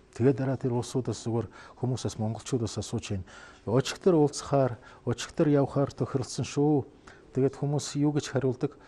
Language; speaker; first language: Mongolian; non-native, fluent; Russian